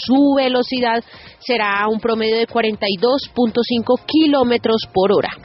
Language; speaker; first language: Spanish; native; Spanish